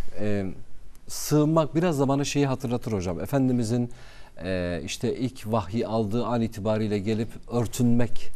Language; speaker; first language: Turkish; non-native, local second language; Kurdish